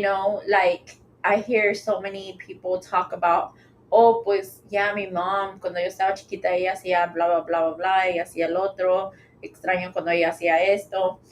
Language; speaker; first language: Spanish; early bilingual, heritage; Spanish